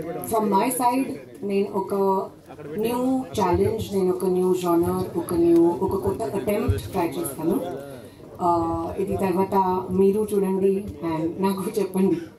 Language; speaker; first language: Telugu; non-native, local second language; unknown